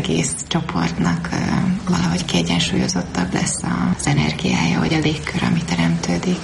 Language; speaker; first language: Hungarian; native; Hungarian